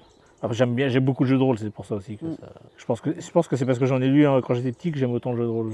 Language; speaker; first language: French; native; French